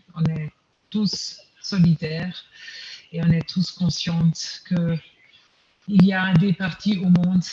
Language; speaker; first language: French; non-native, fluent; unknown